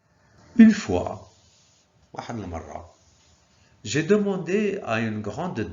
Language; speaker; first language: French; non-native, local second language; Arabic